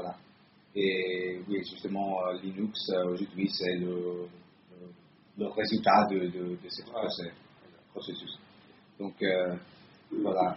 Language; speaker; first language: French; non-native, fluent; Italian